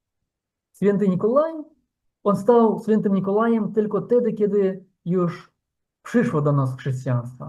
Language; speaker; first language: Polish; non-native, fluent; Ukrainian